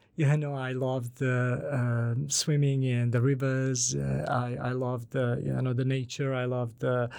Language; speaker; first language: English; non-native, fluent; Bosnian